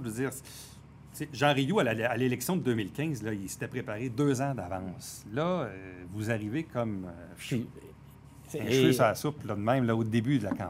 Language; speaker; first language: French; native; French